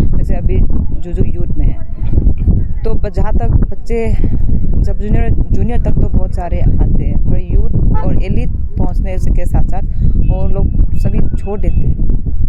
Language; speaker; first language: Hindi; non-native, local second language; Manipuri